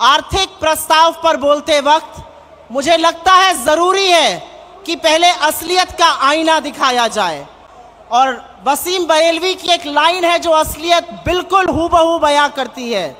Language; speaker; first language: Hindi; native; Hindi